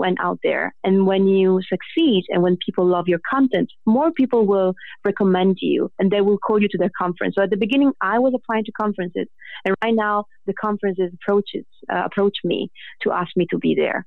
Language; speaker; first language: English; non-native, fluent; Italian